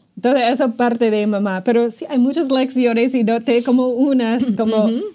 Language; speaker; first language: Spanish; non-native, fluent; English